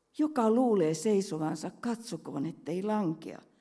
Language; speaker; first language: Finnish; native; Finnish